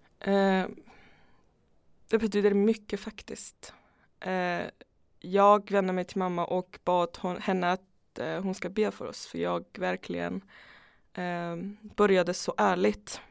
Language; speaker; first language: Swedish; non-native, fluent; Persian